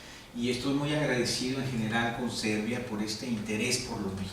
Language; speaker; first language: Spanish; native; Spanish